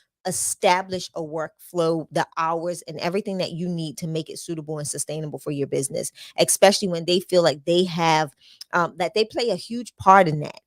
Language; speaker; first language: English; native; English